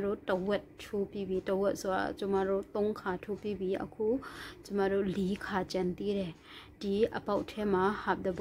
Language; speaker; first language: Burmese; non-native, local second language; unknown